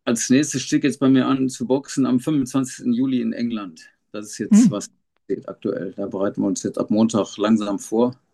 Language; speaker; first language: German; native; German